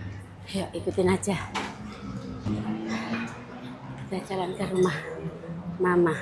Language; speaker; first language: Indonesian; non-native, local second language; Javanese